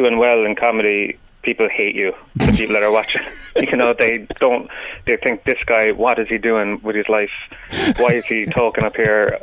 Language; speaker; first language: English; native; English